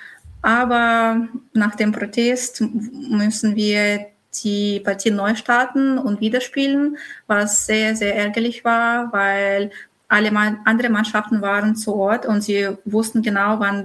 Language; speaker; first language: German; non-native, fluent; Russian